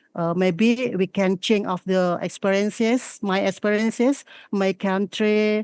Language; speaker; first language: English; non-native, learner; Indonesian